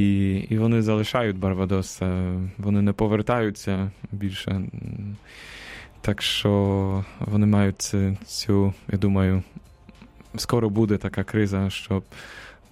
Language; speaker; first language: Ukrainian; non-native, fluent; Polish